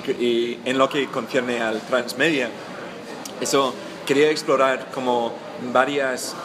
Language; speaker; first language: Spanish; non-native, fluent; English